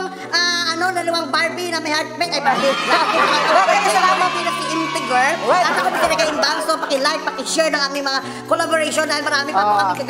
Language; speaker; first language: Filipino; non-native, local second language; Cebuano